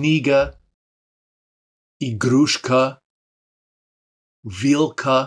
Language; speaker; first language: Russian; non-native, fluent; English